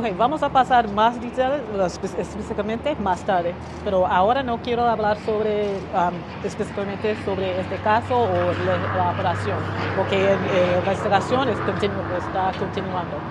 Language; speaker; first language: Spanish; non-native, learner; English